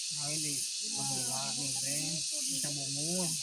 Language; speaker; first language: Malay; non-native, local second language; Sundanese